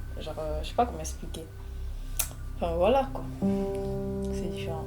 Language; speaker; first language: French; early bilingual, other home language; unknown